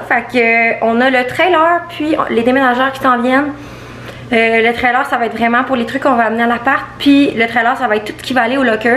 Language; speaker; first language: French; native; French